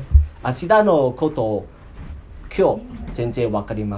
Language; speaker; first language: Japanese; non-native, learner; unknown